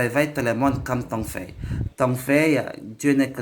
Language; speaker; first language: French; non-native, learner; Indonesian